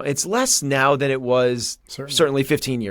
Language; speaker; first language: English; native; English